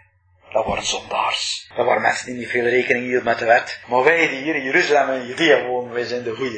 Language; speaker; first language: Dutch; native; Dutch